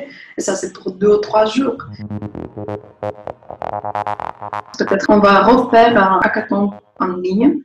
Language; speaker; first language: French; non-native, fluent; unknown